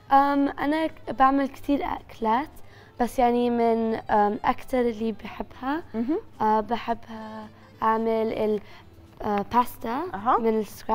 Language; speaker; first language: Arabic; early bilingual, heritage; Arabic